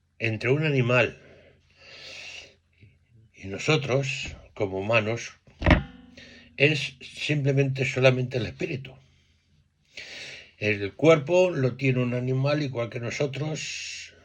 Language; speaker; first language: Spanish; native; Spanish